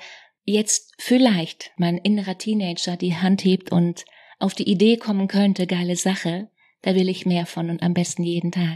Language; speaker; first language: German; native; German